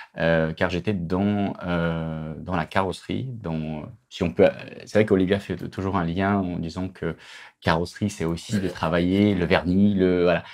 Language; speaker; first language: French; non-native, fluent; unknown